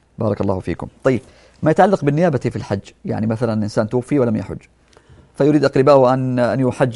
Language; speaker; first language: Arabic; native; Arabic